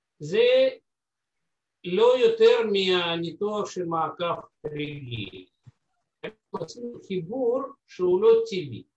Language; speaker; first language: Hebrew; non-native, fluent; Russian